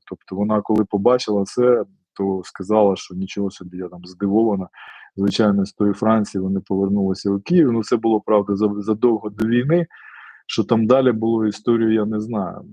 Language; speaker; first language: Ukrainian; non-native, local second language; Russian